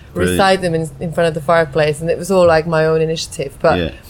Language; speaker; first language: English; non-native, fluent; Slovak